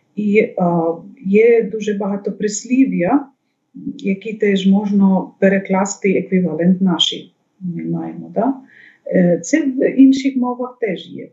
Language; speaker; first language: Ukrainian; non-native, fluent; Bangla